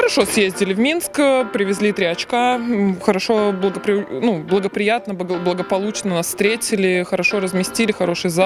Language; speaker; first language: Russian; native; Russian